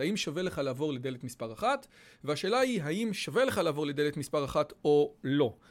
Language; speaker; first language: Hebrew; native; Hebrew